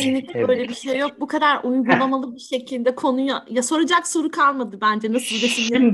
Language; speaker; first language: Turkish; native; Turkish